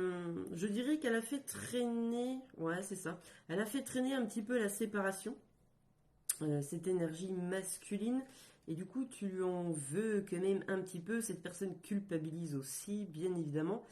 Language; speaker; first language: French; native; French